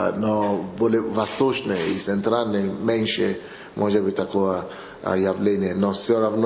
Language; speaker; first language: Russian; non-native, fluent; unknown